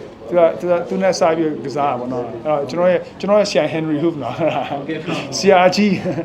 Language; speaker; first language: Burmese; non-native, local second language; Kachin